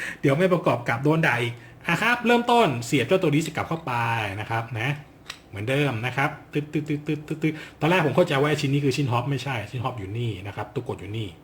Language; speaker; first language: Thai; native; Thai